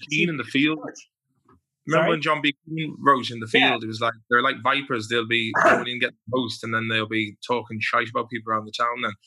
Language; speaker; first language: English; native; English